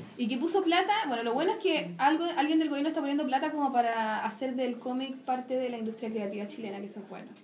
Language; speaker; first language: Spanish; native; Spanish